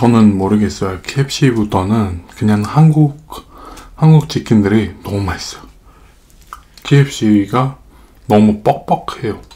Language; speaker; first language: Korean; non-native, fluent; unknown